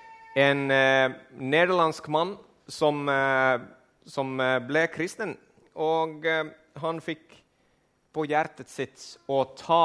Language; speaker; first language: Norwegian; non-native, fluent; Finnish